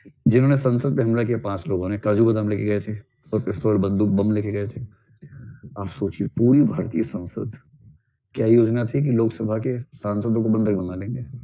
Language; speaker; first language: Hindi; native; Hindi